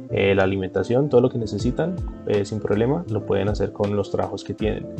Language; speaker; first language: Spanish; early bilingual, heritage; Spanish